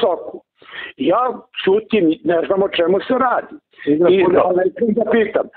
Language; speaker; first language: Serbian; native; Serbian